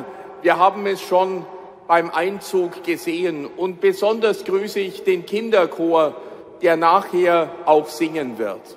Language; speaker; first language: German; native; German